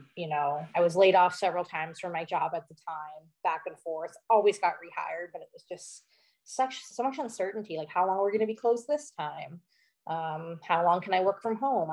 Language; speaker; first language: English; native; English